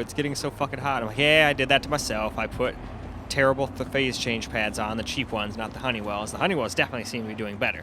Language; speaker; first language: English; native; English